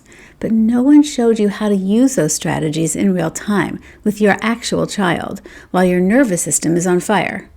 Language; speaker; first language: English; native; English